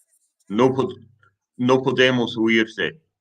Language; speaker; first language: Spanish; non-native, fluent; English